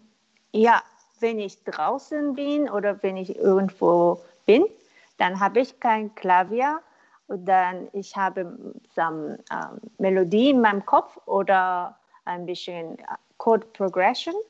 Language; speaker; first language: German; non-native, learner; Korean